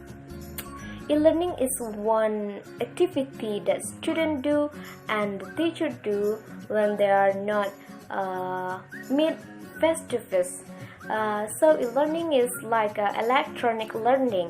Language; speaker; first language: English; non-native, learner; Indonesian